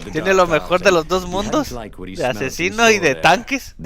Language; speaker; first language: Spanish; native; Spanish